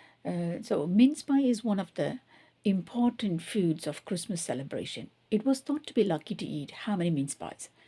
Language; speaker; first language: English; non-native, local second language; Tamil